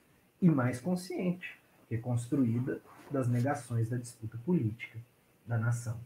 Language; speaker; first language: Portuguese; native; Portuguese